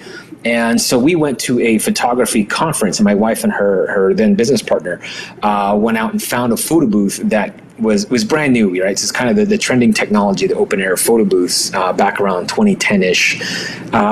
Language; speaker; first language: English; early bilingual, other home language; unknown